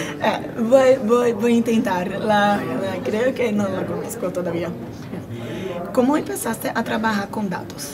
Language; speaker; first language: Spanish; non-native, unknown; Portuguese